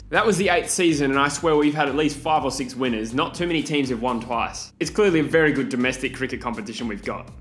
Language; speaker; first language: English; native; English